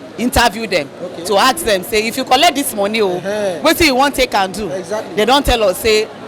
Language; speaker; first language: Nigerian Pidgin; non-native, local second language; Yoruba